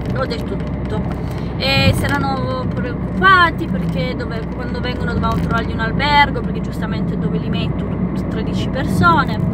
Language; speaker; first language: Italian; non-native, fluent; Romanian